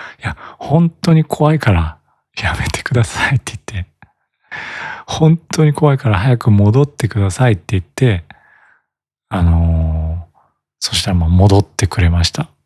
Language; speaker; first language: Japanese; native; Japanese